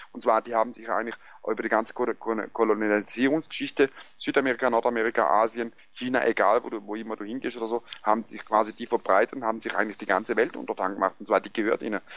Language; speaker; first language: German; early bilingual, other home language; Greek